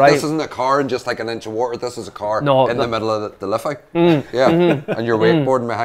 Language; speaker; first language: English; native; English